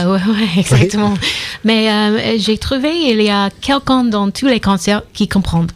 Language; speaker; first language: French; non-native, learner; English